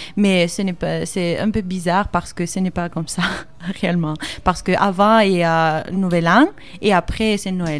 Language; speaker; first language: French; non-native, learner; Georgian